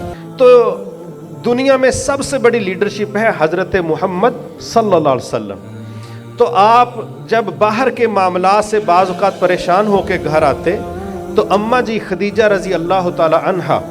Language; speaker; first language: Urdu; non-native, local second language; Punjabi